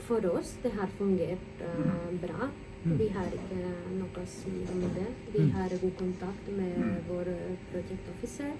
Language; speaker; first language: Norwegian; non-native, fluent; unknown